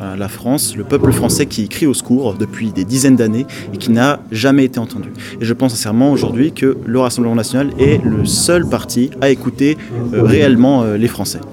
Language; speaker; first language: French; native; French